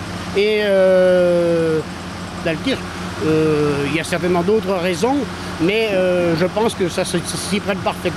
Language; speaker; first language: French; native; French